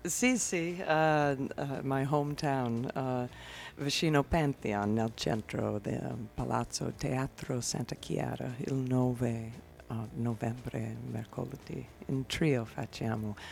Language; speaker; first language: Italian; non-native, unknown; English